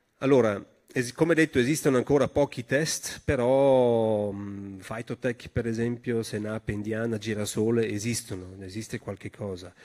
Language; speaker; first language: Italian; non-native, local second language; German